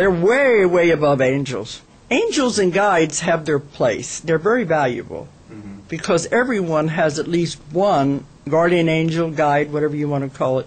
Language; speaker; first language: English; native; English